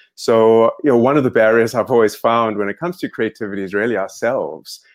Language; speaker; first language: English; native; English